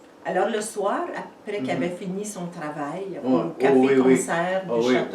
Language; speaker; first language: French; native; French